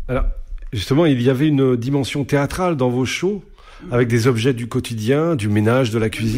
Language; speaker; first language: French; native; French